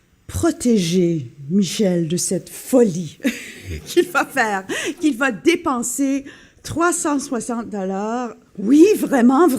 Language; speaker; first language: French; non-native, local second language; English